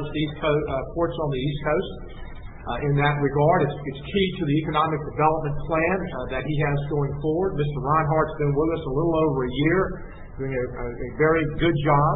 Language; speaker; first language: English; native; English